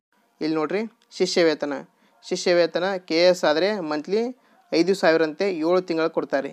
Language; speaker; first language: Kannada; native; Kannada